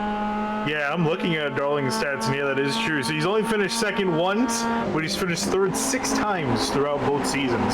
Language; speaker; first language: English; native; English